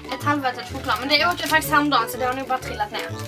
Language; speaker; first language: Swedish; native; Swedish